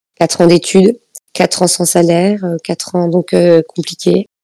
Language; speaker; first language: French; native; French